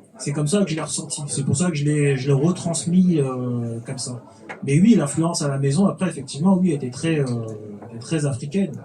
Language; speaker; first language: French; native; French